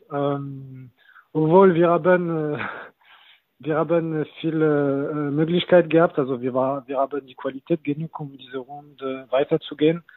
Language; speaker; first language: German; non-native, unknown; French